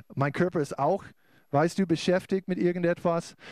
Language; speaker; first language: German; non-native, fluent; English